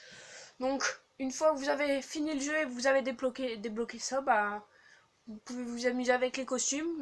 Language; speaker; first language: French; native; French